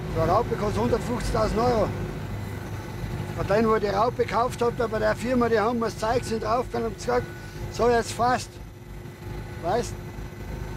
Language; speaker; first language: German; native; German